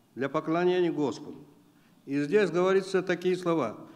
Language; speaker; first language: Russian; non-native, local second language; Uzbek